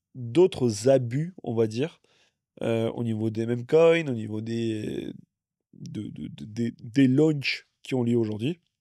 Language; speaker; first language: French; non-native, fluent; Russian